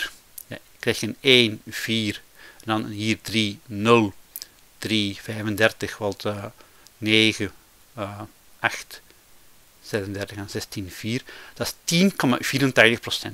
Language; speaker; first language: Dutch; native; Dutch